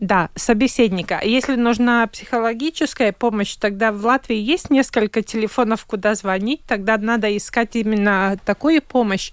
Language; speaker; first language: Russian; non-native, local second language; Latvian